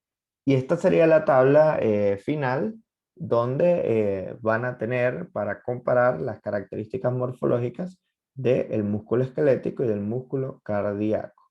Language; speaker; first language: Spanish; native; Spanish